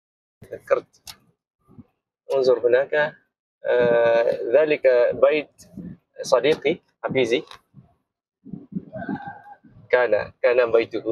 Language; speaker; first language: Arabic; non-native, fluent; Malay